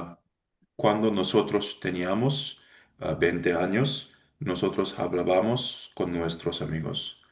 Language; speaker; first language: Spanish; non-native, learner; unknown